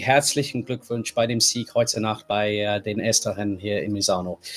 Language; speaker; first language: German; non-native, learner; English